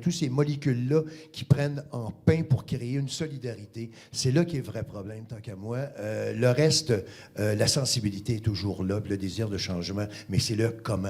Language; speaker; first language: French; native; French